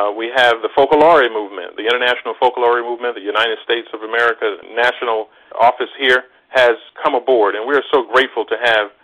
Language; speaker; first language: English; native; English